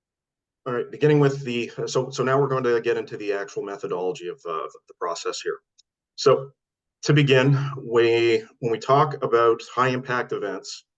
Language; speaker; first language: English; native; English